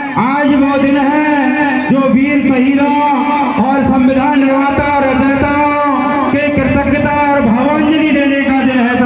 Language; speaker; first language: Hindi; native; Hindi